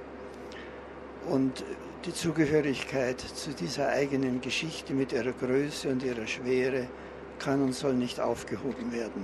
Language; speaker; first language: German; native; German